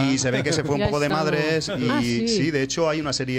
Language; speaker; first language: Spanish; native; Spanish